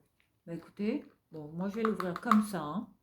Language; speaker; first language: French; native; French